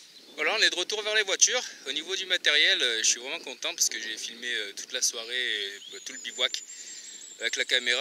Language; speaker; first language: French; native; French